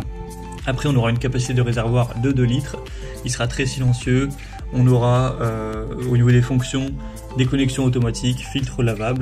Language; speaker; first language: French; native; French